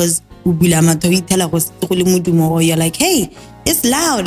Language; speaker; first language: English; non-native, local second language; Tswana